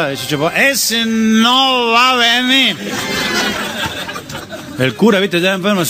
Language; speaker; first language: Spanish; native; Spanish